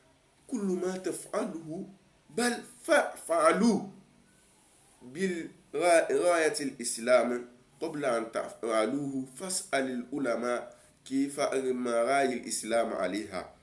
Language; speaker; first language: Arabic; non-native, learner; Yoruba